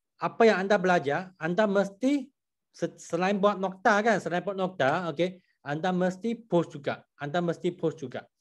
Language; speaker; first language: Malay; non-native, local second language; Chinese